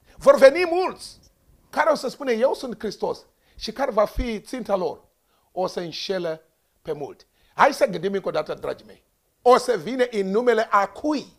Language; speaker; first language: Romanian; non-native, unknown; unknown